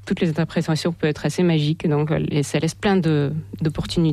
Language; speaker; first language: French; non-native, fluent; Russian